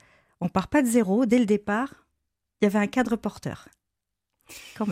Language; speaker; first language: French; native; French